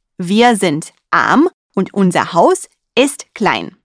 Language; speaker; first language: German; non-native, fluent; Russian